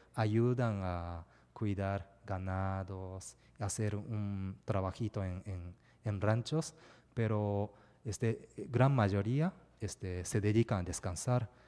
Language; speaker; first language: Spanish; non-native, fluent; Japanese